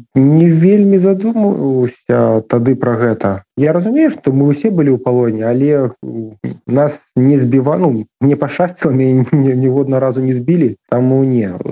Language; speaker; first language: Belarusian; non-native, local second language; Russian